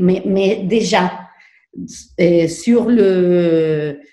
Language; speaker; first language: French; non-native, learner; Spanish